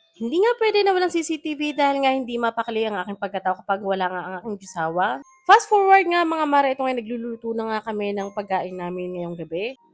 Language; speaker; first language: Filipino; non-native, local second language; Bikol